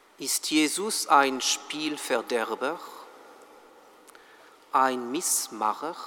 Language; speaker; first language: German; non-native, fluent; French